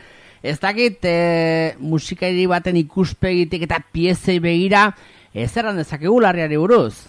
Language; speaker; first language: Basque; native; Basque